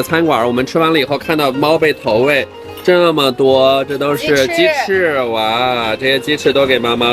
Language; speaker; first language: Chinese; native; Chinese